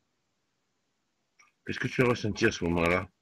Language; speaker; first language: French; native; French